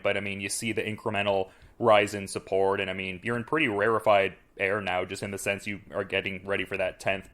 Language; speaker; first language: English; native; English